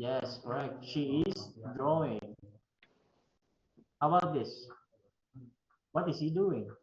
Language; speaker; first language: English; non-native, fluent; Filipino